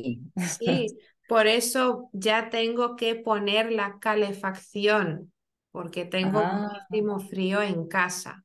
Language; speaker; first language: Spanish; non-native, fluent; Lithuanian